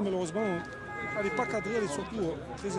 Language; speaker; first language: French; native; French